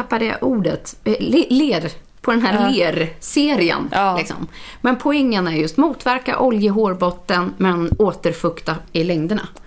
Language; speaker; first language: Swedish; native; Swedish